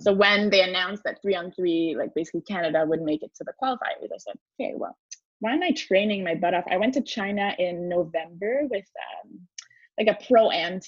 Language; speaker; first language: English; early bilingual, other home language; French